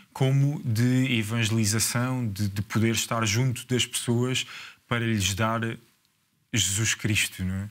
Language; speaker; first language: Portuguese; native; Portuguese